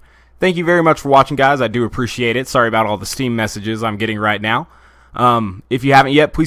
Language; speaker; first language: English; native; English